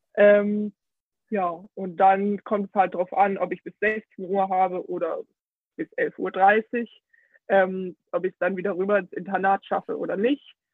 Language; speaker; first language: German; early bilingual, heritage; Danish